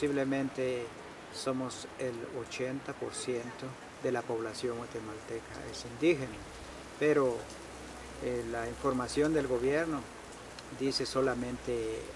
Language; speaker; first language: Spanish; non-native, local second language; Kʼicheʼ